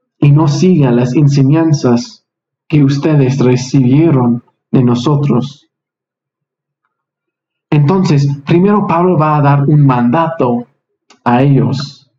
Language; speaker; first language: Spanish; non-native, fluent; English